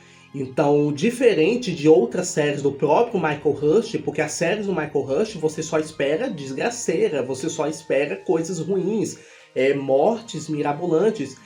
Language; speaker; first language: Portuguese; native; Portuguese